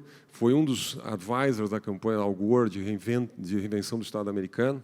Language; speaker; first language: Portuguese; native; Portuguese